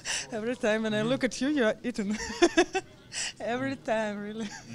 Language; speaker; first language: English; non-native, learner; Russian